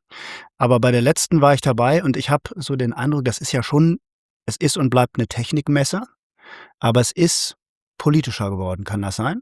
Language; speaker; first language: German; native; German